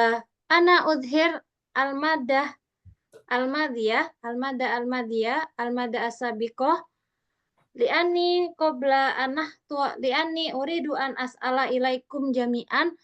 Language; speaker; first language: Arabic; non-native, fluent; Indonesian